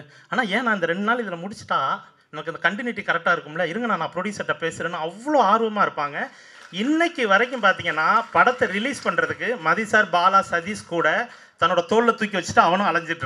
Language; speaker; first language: Tamil; native; Tamil